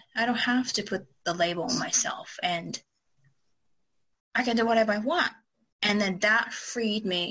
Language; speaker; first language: English; non-native, fluent; Japanese